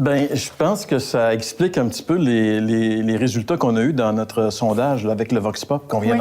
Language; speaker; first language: French; native; French